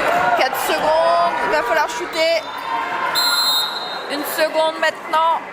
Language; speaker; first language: French; native; French